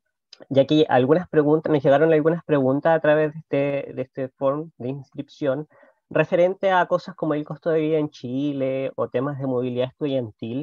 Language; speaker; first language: Spanish; native; Spanish